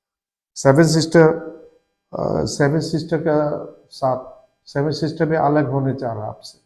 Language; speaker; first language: Hindi; non-native, learner; Bangla